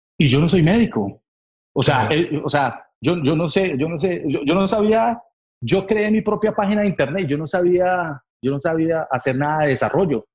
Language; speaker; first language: Spanish; native; Spanish